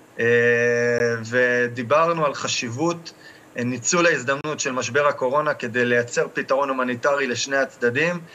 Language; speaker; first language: Hebrew; native; Hebrew